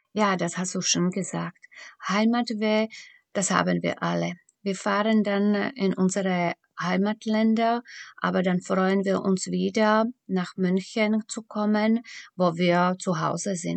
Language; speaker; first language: German; non-native, fluent; Slovak